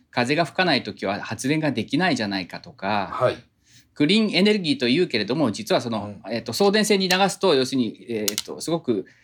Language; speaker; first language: Japanese; native; Japanese